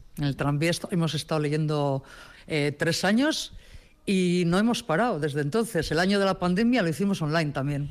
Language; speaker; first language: Spanish; native; Spanish